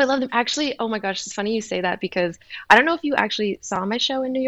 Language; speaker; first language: English; native; English